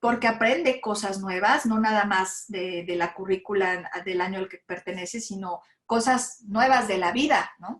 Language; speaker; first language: Spanish; native; Spanish